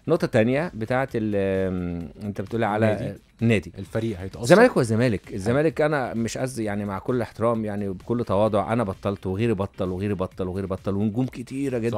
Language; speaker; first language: Arabic; native; Arabic